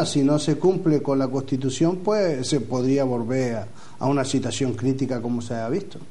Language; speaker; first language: Spanish; native; Spanish